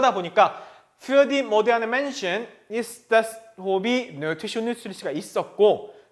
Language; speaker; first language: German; non-native, fluent; Korean